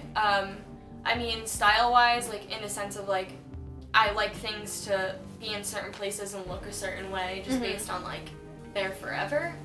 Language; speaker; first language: English; native; English